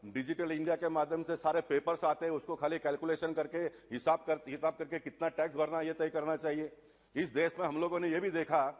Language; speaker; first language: Hindi; non-native, local second language; Tulu